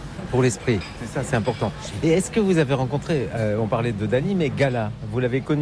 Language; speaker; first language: French; native; French